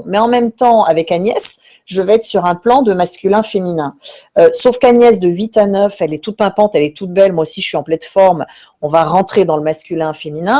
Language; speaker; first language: French; native; French